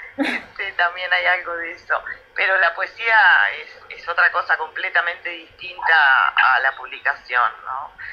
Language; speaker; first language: Spanish; native; Spanish